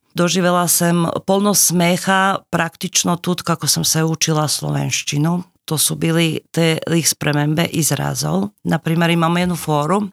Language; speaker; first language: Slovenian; non-native, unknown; Slovak